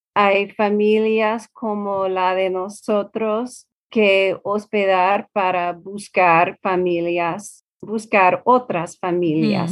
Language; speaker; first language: Spanish; non-native, learner; English